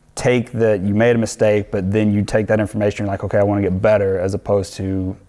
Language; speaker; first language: English; native; English